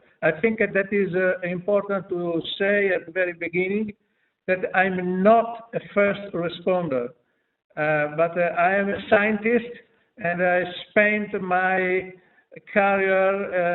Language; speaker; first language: English; non-native, fluent; Italian